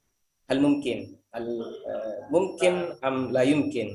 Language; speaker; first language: Arabic; non-native, fluent; Indonesian